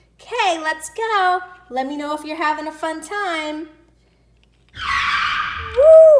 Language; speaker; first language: English; native; English